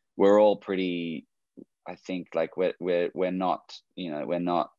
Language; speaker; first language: English; native; English